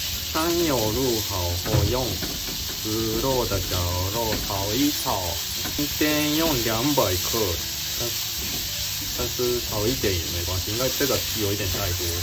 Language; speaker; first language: Chinese; non-native, fluent; Japanese